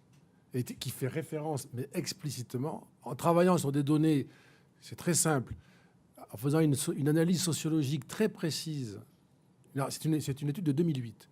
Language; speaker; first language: French; native; French